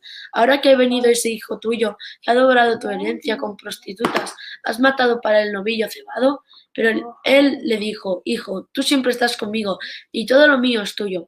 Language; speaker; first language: Spanish; native; Spanish